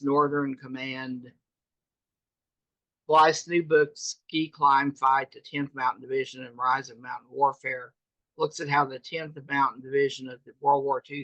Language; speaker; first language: English; native; English